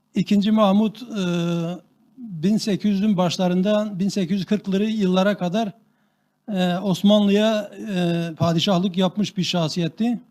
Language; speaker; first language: Turkish; non-native, local second language; Kurdish